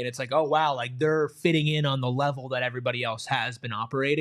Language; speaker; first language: English; native; English